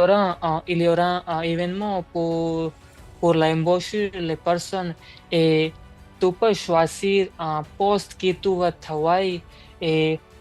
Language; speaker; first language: French; non-native, learner; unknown